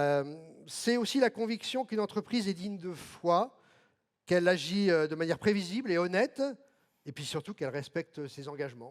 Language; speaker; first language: French; native; French